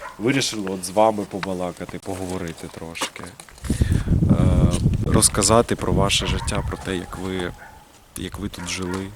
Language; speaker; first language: Ukrainian; non-native, local second language; Russian